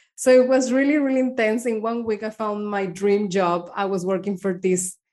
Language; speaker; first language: English; non-native, fluent; Spanish